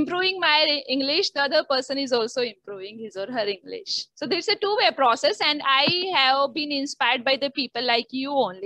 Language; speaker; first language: English; non-native, learner; Hindi